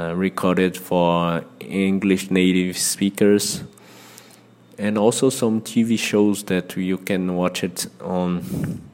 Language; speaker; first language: English; non-native, fluent; Portuguese